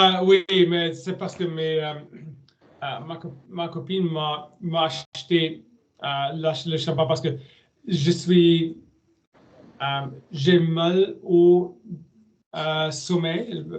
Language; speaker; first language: French; non-native, learner; German